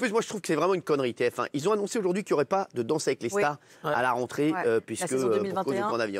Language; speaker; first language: French; native; French